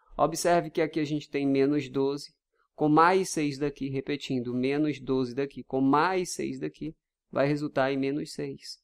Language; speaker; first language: Portuguese; native; Portuguese